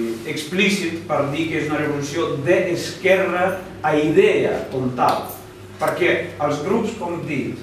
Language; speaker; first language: Catalan; non-native, fluent; Ukrainian